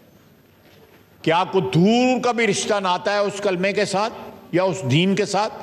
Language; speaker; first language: Urdu; non-native, local second language; Punjabi